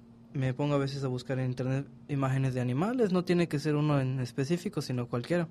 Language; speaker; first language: Spanish; native; Spanish